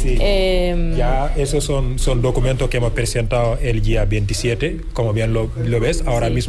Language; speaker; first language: Spanish; non-native, fluent; Wolof